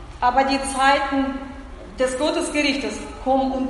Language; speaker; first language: German; non-native, fluent; Russian